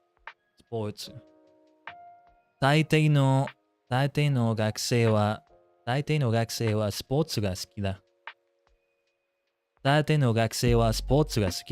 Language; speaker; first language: Japanese; non-native, learner; English